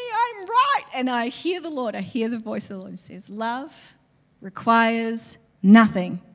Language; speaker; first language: English; native; English